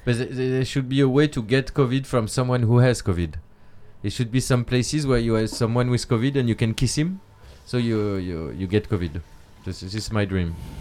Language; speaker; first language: English; non-native, fluent; French